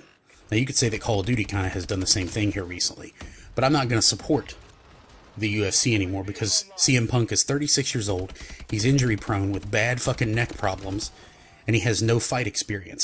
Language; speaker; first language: English; native; English